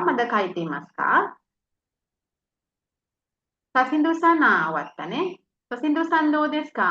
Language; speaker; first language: Japanese; non-native, fluent; Sinhala